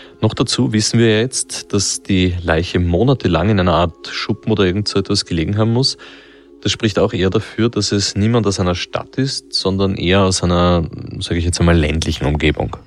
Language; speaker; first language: German; native; German